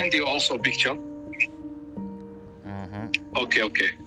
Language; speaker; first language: English; non-native, fluent; Arabic